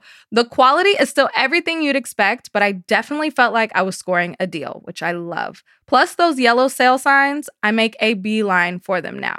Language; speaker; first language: English; native; English